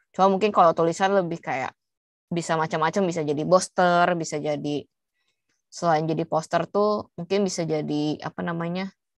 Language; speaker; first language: Indonesian; native; Indonesian